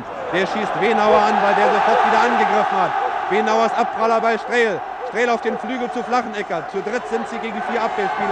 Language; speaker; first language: German; native; German